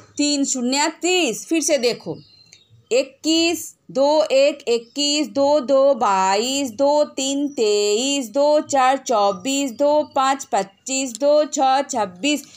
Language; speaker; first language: Hindi; non-native, local second language; Bangla